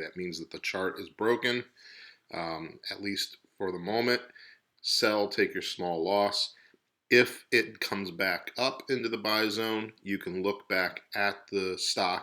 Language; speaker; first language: English; native; English